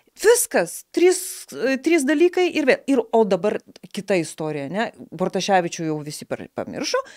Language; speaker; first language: Lithuanian; native; Lithuanian